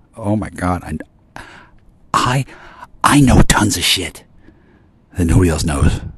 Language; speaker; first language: English; native; English